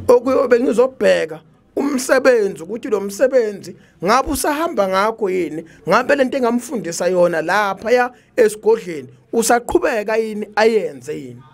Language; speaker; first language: Zulu; native; Zulu